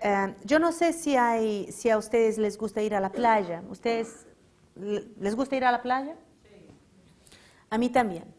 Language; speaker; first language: Spanish; non-native, fluent; Portuguese